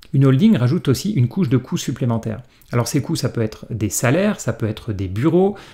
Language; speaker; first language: French; native; French